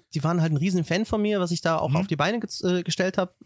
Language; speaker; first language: German; native; German